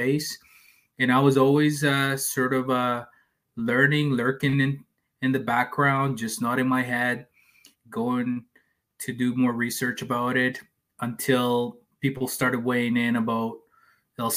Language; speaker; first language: English; non-native, fluent; Spanish